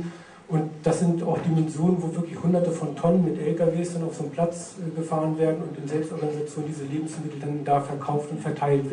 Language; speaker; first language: German; native; German